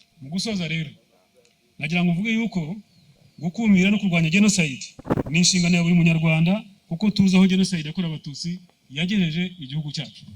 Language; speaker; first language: Kinyarwanda; early bilingual, heritage; Kinyarwanda